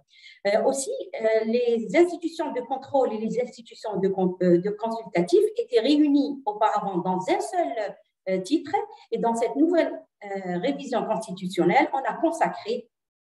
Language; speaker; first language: French; non-native, local second language; Arabic